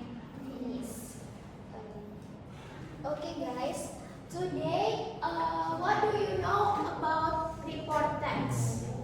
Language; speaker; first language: English; non-native, learner; Indonesian